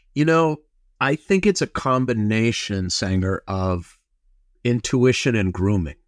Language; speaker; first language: English; native; English